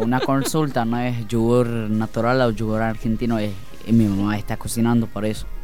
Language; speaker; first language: Spanish; non-native, learner; Arabic